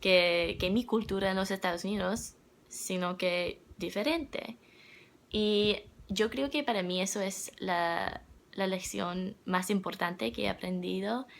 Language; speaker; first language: Spanish; non-native, learner; English